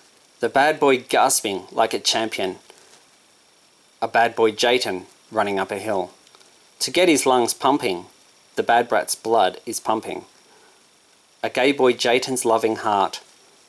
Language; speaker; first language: English; native; English